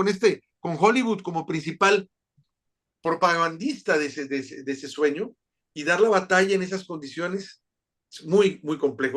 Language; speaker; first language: Spanish; native; Spanish